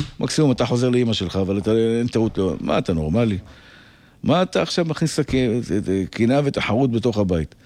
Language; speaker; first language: Hebrew; native; Hebrew